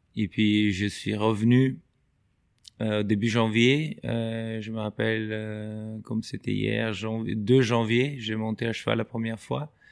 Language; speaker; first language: French; non-native, fluent; Portuguese